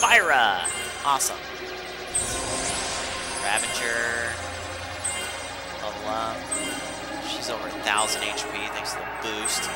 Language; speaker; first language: English; native; English